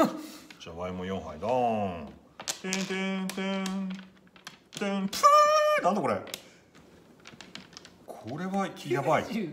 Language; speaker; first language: Japanese; native; Japanese